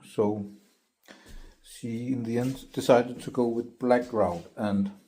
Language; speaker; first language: English; non-native, fluent; Danish